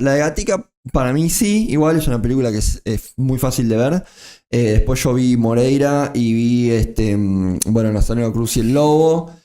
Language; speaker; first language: Spanish; native; Spanish